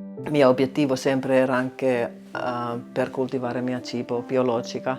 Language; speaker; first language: Italian; non-native, learner; Finnish